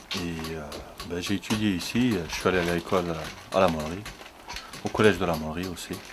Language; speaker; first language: French; early bilingual, other home language; Turkish